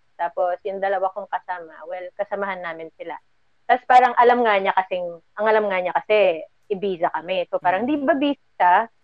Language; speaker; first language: Filipino; native; Filipino